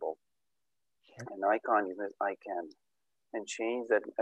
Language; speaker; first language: English; native; English